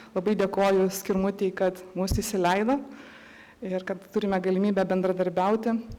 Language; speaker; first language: Lithuanian; native; Lithuanian